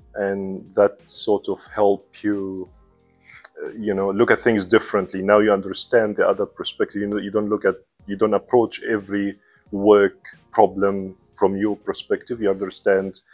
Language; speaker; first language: English; non-native, fluent; Arabic